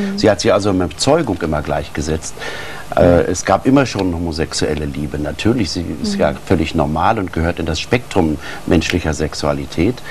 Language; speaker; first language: German; native; German